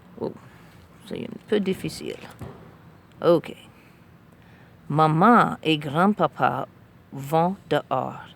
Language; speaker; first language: French; non-native, fluent; English